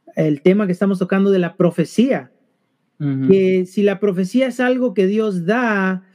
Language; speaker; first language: Spanish; early bilingual, heritage; Spanish